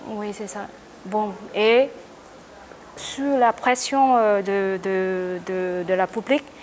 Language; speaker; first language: French; non-native, learner; Vietnamese